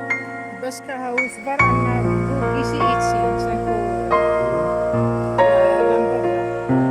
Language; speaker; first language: Turkish; non-native, learner; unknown